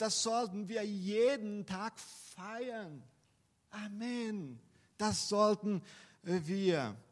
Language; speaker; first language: German; non-native, fluent; Portuguese